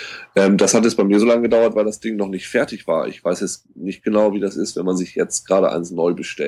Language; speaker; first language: German; native; German